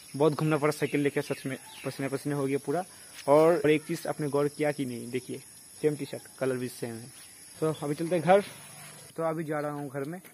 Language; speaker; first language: Hindi; non-native, local second language; Bangla